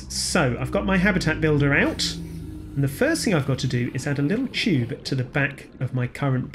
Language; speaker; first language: English; native; English